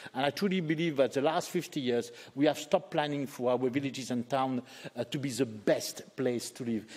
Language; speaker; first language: English; native; English